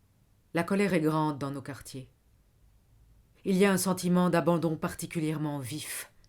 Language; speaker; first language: French; native; French